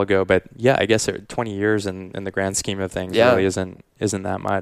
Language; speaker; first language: English; native; English